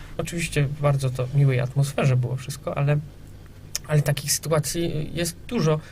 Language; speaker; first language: Polish; native; Polish